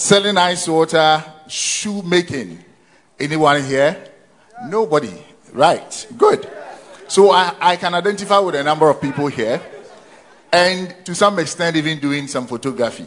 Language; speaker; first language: English; non-native, local second language; Akan